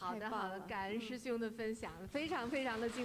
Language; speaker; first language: Chinese; native; Chinese